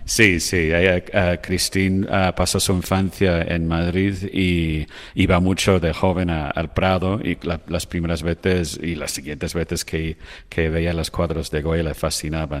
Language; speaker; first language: Spanish; non-native, fluent; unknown